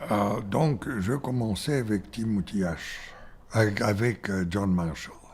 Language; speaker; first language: French; non-native, fluent; Bulgarian